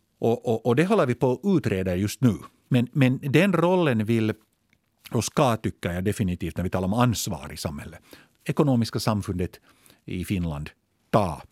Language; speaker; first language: Swedish; native; Swedish